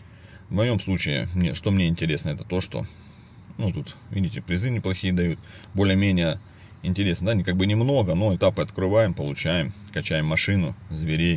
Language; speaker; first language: Russian; native; Russian